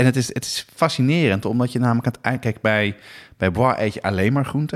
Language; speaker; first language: Dutch; native; Dutch